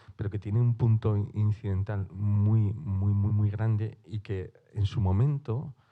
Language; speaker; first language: Spanish; non-native, local second language; Basque